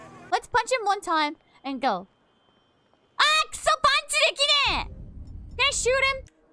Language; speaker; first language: English; non-native, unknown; Japanese